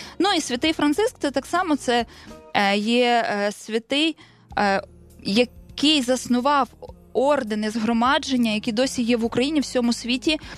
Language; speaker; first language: Ukrainian; native; Ukrainian